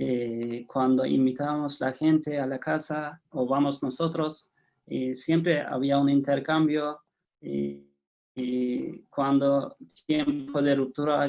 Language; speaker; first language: Spanish; non-native, fluent; Turkish